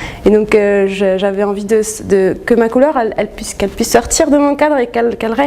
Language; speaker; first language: French; non-native, local second language; Arabic